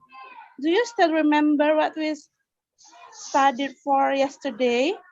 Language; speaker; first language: English; non-native, learner; Indonesian